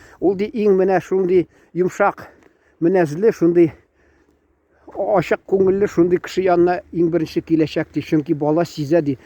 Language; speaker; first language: Tatar; native; Tatar